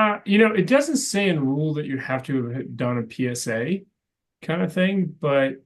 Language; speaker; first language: English; native; English